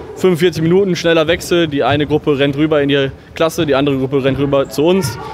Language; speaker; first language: German; native; German